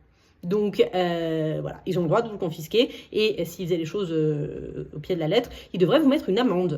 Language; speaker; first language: French; native; French